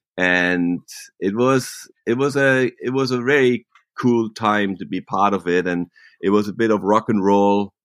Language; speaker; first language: English; non-native, fluent; German